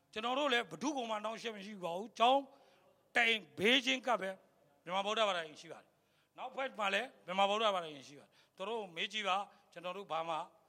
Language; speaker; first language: Burmese; native; Burmese